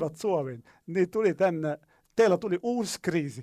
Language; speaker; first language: Finnish; non-native, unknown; Arabic